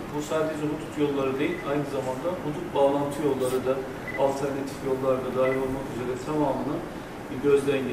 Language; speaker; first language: Turkish; native; Turkish